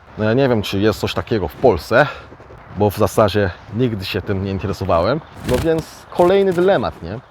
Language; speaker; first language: Polish; early bilingual, other home language; Korean